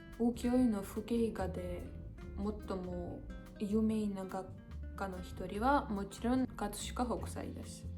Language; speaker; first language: Japanese; non-native, learner; Georgian